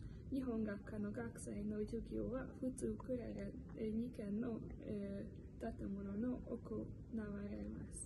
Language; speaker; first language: Japanese; non-native, learner; Hungarian